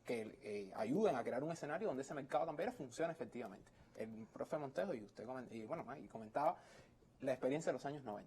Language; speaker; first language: Spanish; native; Spanish